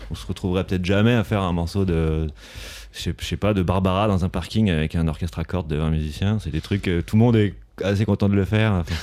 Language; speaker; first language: French; native; French